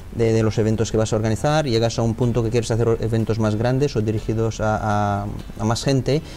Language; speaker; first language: Spanish; non-native, fluent; Romanian